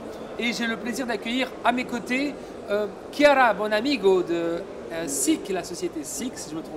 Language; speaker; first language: French; native; French